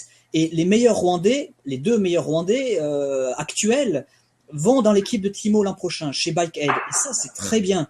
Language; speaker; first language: French; native; French